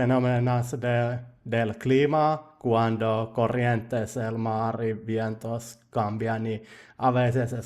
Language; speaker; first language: Spanish; non-native, learner; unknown